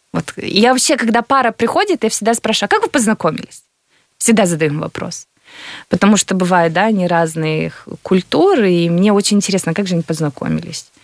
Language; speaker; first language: Russian; native; Russian